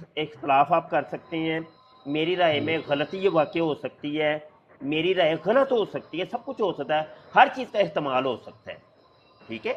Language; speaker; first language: Urdu; non-native, local second language; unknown